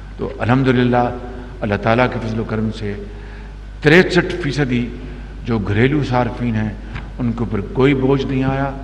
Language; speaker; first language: Urdu; non-native, local second language; Punjabi